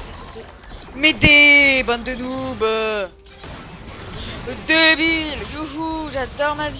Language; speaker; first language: French; native; French